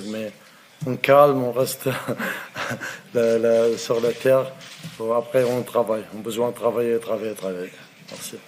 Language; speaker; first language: French; non-native, fluent; Arabic